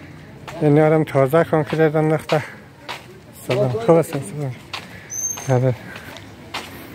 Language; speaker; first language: Persian; native; Persian